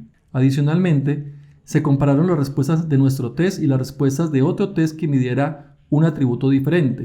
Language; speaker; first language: Spanish; native; Spanish